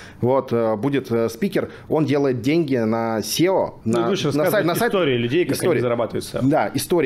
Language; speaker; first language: Russian; native; Russian